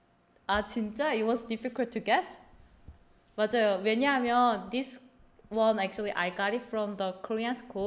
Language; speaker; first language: English; non-native, fluent; Korean